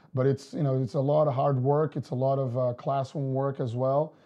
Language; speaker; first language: English; non-native, fluent; Portuguese